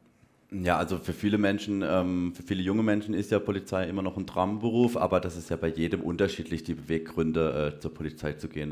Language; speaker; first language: German; native; German